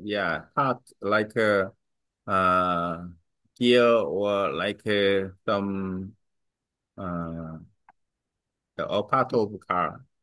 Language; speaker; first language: English; non-native, learner; Vietnamese